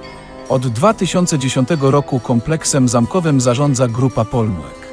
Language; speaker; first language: Polish; native; Polish